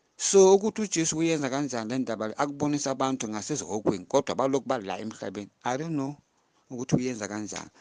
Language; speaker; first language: Zulu; non-native, local second language; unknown